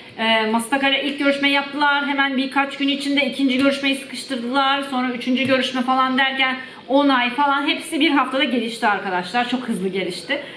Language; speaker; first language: Turkish; native; Turkish